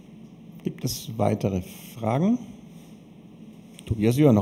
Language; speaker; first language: German; native; German